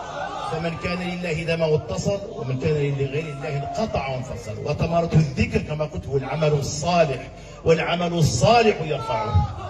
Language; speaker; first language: Arabic; native; Arabic